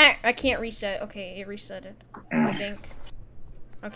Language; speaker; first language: English; native; English